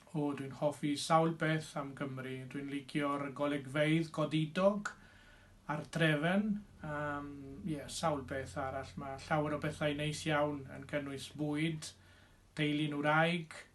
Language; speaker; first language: Welsh; early bilingual, heritage; Spanish